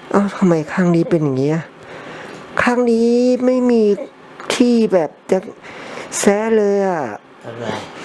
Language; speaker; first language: Thai; native; Thai